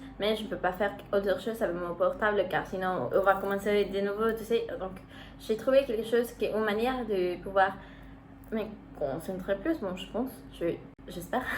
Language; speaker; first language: French; non-native, learner; Spanish